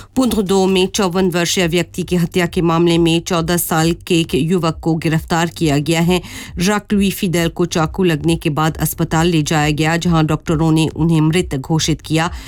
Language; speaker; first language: Hindi; non-native, local second language; Morisyen